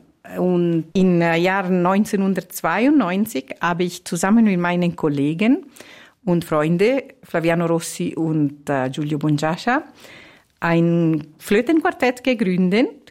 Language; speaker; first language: German; non-native, fluent; Italian